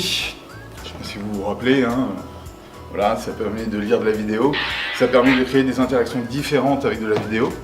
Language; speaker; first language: French; native; French